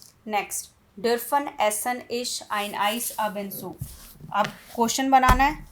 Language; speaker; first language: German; non-native, fluent; Hindi